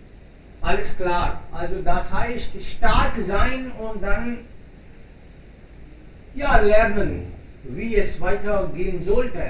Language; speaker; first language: German; non-native, fluent; Hindi